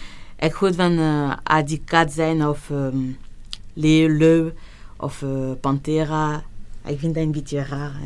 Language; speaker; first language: Dutch; non-native, local second language; French